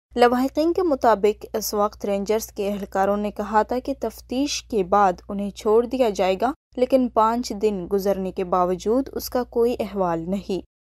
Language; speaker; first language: Urdu; non-native, local second language; Baluchi